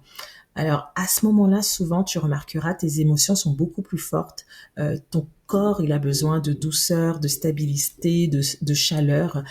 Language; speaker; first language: French; native; French